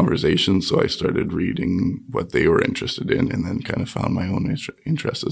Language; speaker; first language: English; native; English